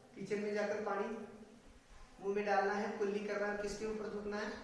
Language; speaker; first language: Hindi; non-native, local second language; Marathi